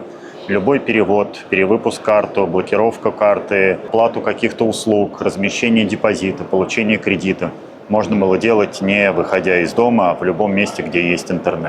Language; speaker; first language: Russian; native; Russian